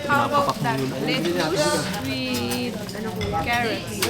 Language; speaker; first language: English; non-native, fluent; Filipino